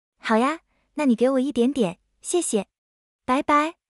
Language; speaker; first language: Chinese; non-native, learner; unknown